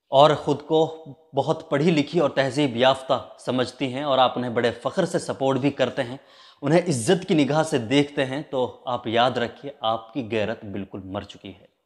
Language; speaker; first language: Hindi; native; Hindi